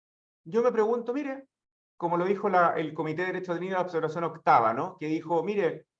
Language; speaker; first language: Spanish; native; Spanish